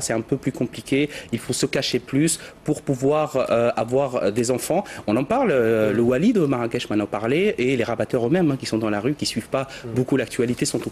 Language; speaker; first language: French; native; French